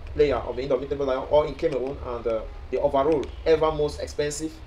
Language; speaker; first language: English; non-native, local second language; French